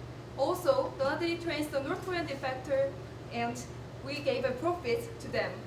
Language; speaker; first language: English; non-native, learner; Korean